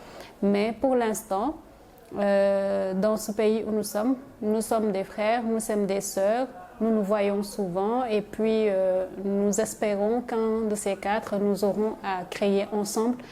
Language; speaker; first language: French; non-native, local second language; Wolof